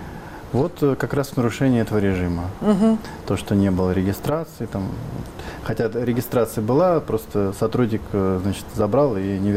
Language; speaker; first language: Russian; native; Russian